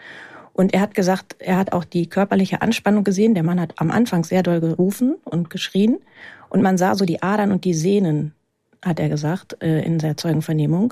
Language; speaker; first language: German; native; German